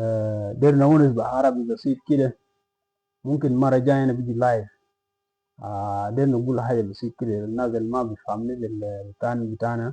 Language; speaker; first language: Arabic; non-native, local second language; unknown